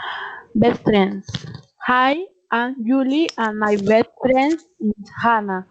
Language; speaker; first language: English; non-native, learner; Spanish